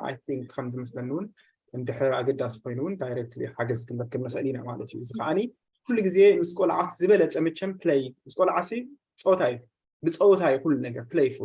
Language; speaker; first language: Tigrinya; native; Tigrinya